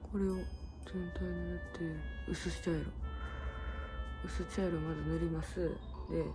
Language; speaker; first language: Japanese; native; Japanese